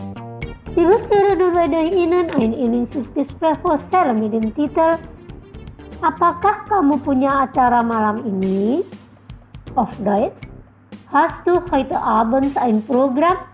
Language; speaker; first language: German; non-native, fluent; Indonesian